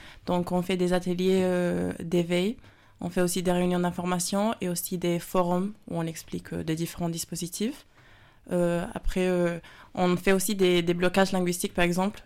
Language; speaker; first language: French; non-native, fluent; Spanish